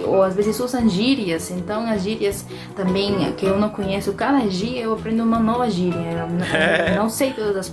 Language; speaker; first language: Portuguese; non-native, fluent; Spanish